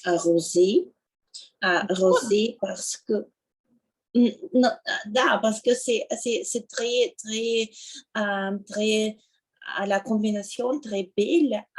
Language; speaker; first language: French; non-native, learner; Russian